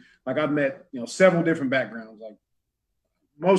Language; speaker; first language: English; native; English